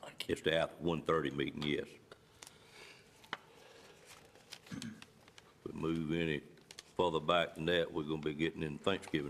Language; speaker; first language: English; native; English